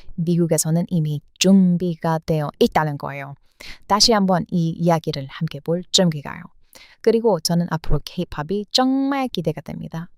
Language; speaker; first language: Korean; non-native, fluent; English